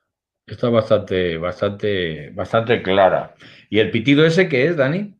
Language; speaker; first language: Spanish; native; Spanish